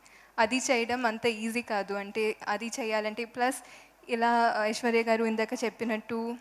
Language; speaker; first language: Telugu; non-native, fluent; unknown